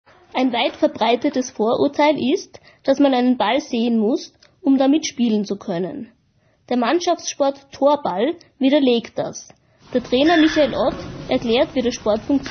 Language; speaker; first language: German; native; German